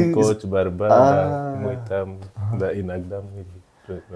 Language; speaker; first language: Russian; non-native, learner; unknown